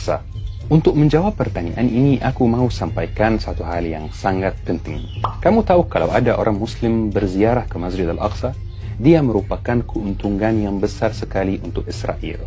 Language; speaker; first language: Indonesian; non-native, fluent; Arabic